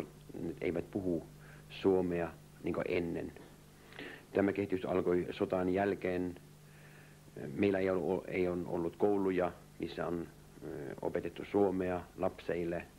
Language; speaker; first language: Finnish; early bilingual, heritage; Finnish